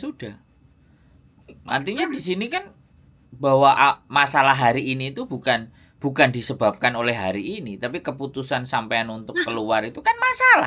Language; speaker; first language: Indonesian; non-native, local second language; Javanese